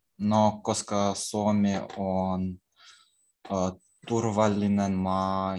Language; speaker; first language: Finnish; non-native, learner; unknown